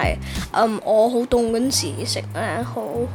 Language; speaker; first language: Cantonese; early bilingual, heritage; Cantonese